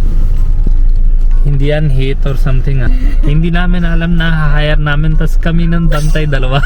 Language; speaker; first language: Filipino; non-native, learner; Punjabi